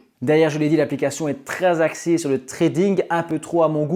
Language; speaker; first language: French; native; French